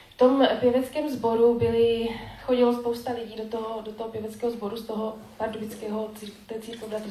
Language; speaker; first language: Czech; native; Czech